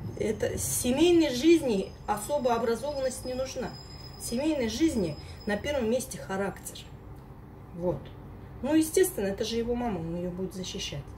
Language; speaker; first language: Russian; native; Russian